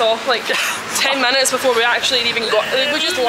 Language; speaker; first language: English; native; English